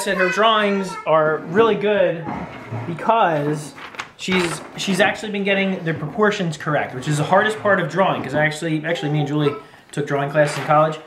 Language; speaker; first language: English; native; English